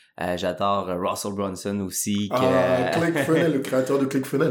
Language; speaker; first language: French; native; French